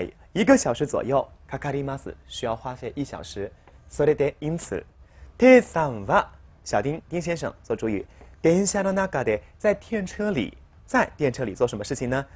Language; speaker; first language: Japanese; non-native, fluent; Chinese